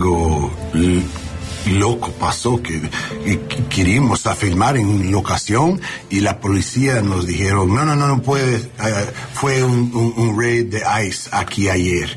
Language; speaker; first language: Spanish; non-native, learner; English